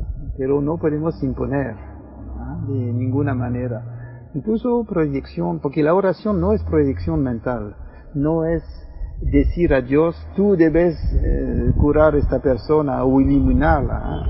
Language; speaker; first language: Spanish; non-native, fluent; French